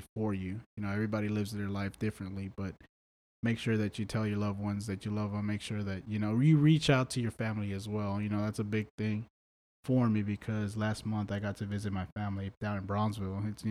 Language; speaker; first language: English; native; English